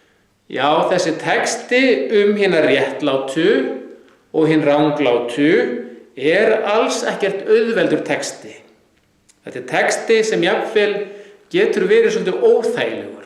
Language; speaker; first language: Icelandic; native; Icelandic